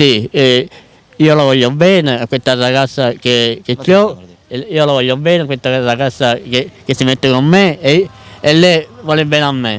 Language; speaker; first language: Italian; non-native, local second language; Sicilian